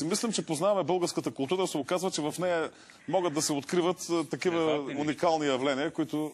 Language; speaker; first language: Bulgarian; native; Bulgarian